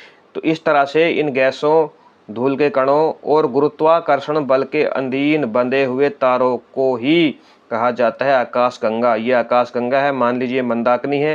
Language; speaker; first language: Hindi; native; Hindi